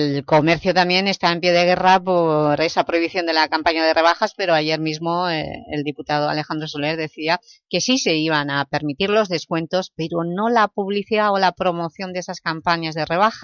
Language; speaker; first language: Spanish; native; Spanish